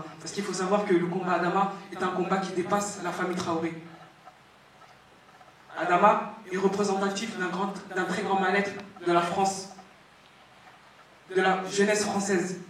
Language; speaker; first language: French; native; French